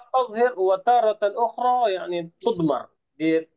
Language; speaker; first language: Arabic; non-native, fluent; Malay